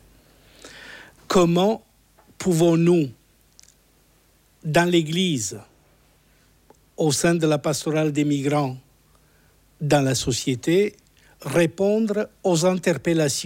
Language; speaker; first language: French; non-native, fluent; Italian